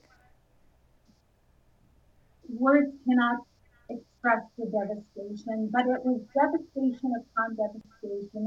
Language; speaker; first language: English; early bilingual, other home language; Indonesian